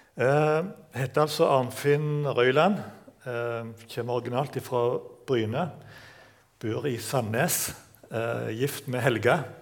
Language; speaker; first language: Norwegian; native; Norwegian